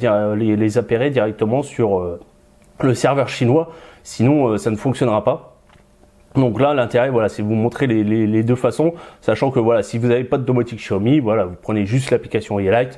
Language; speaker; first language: French; native; French